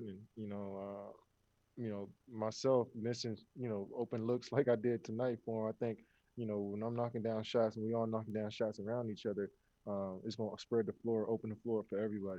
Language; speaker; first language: English; native; English